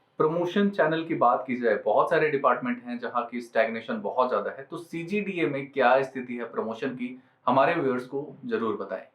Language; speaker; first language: Hindi; native; Hindi